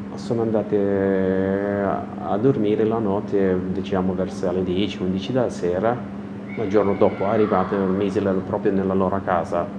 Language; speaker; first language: Italian; non-native, learner; Persian